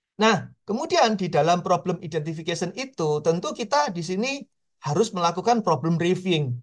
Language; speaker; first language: Indonesian; native; Indonesian